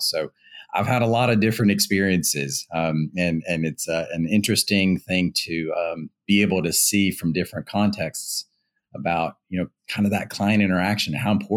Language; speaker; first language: English; native; English